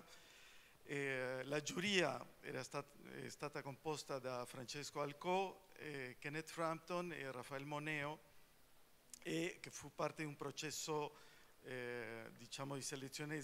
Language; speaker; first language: Italian; non-native, fluent; Spanish